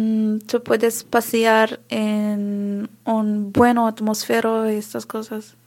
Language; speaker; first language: Spanish; non-native, learner; Arabic